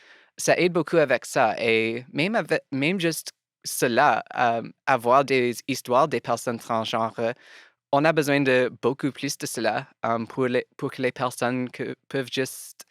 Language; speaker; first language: French; non-native, local second language; English